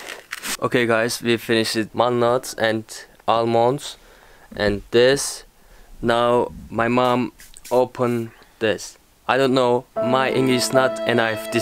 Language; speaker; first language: English; non-native, learner; Turkish